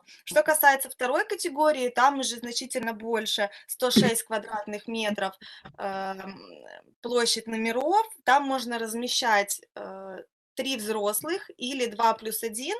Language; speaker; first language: Russian; native; Russian